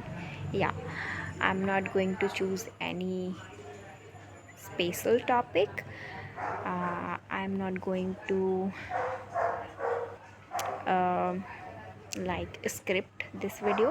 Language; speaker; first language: English; non-native, local second language; Hindi